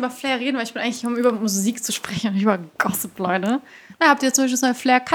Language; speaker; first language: German; early bilingual, other home language; Persian